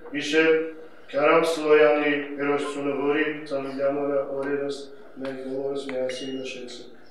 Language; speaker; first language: Armenian; non-native, local second language; Kurdish